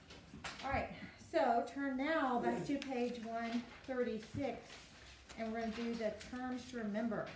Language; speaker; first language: English; native; English